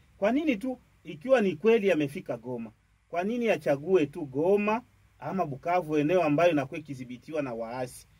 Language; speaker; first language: Swahili; native; Swahili